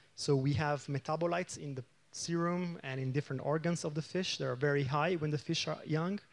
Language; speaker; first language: English; non-native, fluent; Italian